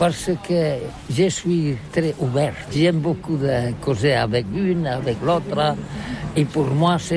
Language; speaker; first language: French; non-native, learner; Catalan